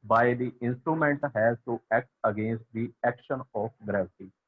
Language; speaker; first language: English; non-native, local second language; Punjabi